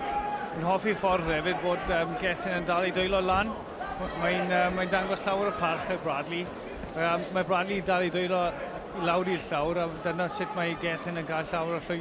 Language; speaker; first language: Welsh; non-native, local second language; English